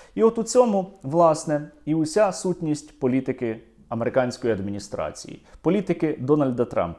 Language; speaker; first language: Ukrainian; native; Ukrainian